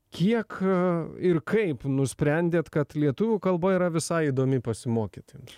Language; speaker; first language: Lithuanian; native; Lithuanian